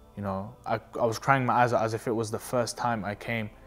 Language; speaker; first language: English; native; English